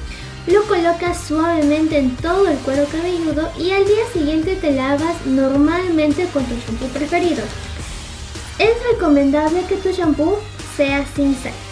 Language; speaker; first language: Spanish; native; Spanish